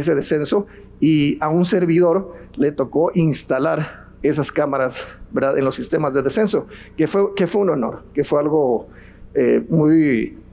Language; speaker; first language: Spanish; native; Spanish